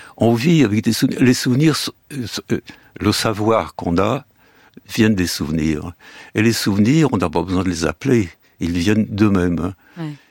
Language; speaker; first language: French; early bilingual, other home language; Yiddish